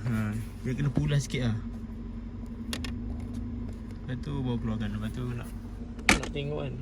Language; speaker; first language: Malay; native; Malay